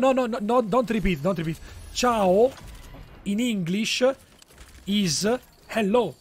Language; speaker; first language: English; non-native, learner; Italian